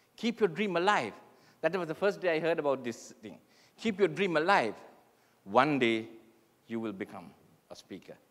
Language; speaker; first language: English; non-native, local second language; Sinhala